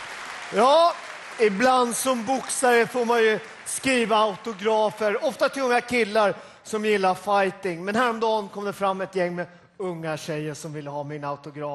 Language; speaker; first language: Swedish; native; Swedish